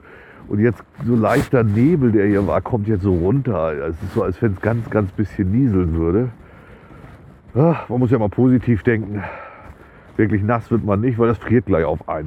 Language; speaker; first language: German; native; German